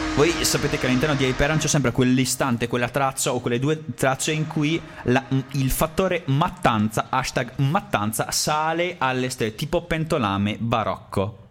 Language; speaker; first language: Italian; native; Italian